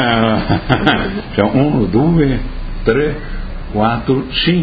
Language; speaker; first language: Italian; early bilingual, heritage; Portuguese